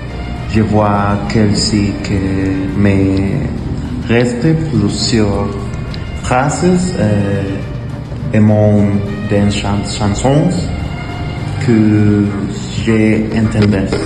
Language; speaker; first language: French; non-native, learner; Spanish